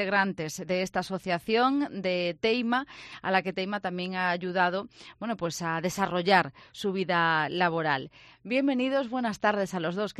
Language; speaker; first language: Spanish; native; Spanish